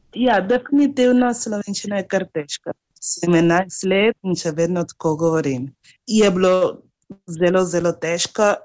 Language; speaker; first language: Slovenian; non-native, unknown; Spanish